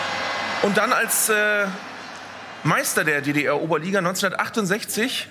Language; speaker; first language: German; native; German